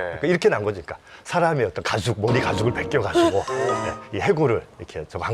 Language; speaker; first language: Korean; native; Korean